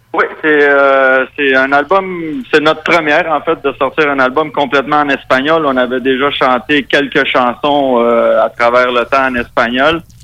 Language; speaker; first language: French; non-native, local second language; Spanish